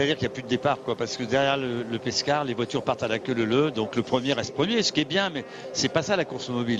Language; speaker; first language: French; native; French